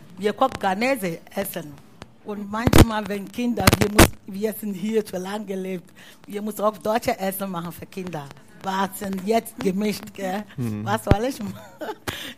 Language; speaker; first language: German; non-native, learner; Akan